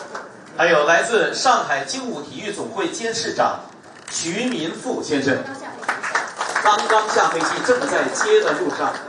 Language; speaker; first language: Chinese; native; Chinese